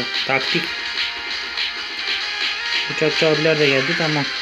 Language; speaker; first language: Turkish; native; Turkish